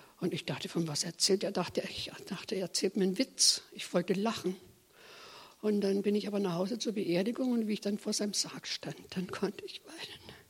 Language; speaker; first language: German; native; German